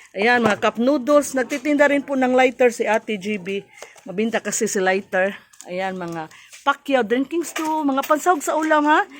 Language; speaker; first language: Filipino; non-native, local second language; Cebuano